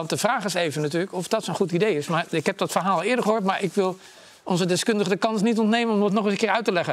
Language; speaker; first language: Dutch; native; Dutch